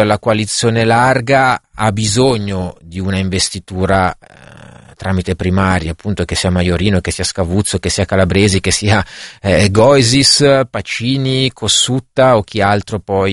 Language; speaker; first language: Italian; native; Italian